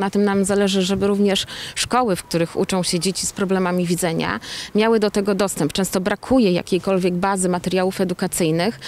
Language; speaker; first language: Polish; native; Polish